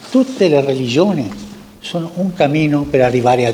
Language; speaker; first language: Italian; non-native, fluent; Spanish